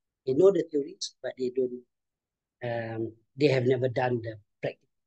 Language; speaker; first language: English; non-native, local second language; Malay